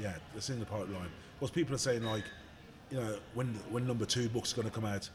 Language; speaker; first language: English; native; English